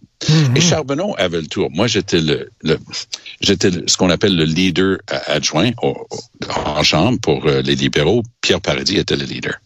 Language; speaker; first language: French; native; French